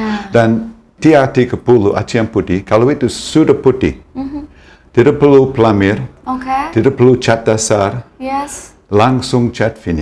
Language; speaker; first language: Indonesian; non-native, fluent; English